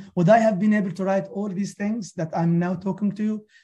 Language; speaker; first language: English; non-native, fluent; Arabic